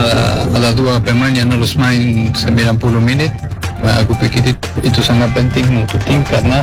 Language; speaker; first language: Indonesian; non-native, fluent; Spanish